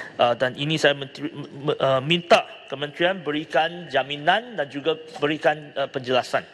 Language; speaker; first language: Malay; non-native, local second language; Chinese